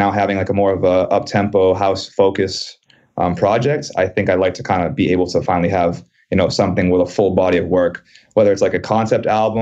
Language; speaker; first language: English; native; English